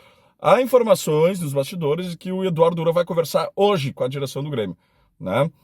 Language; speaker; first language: Portuguese; native; Portuguese